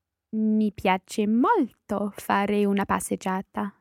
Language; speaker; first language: Italian; non-native, learner; English